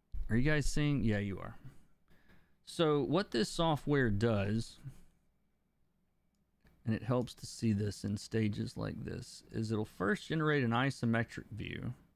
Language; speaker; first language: English; native; English